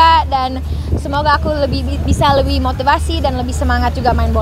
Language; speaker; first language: Indonesian; early bilingual, heritage; Indonesian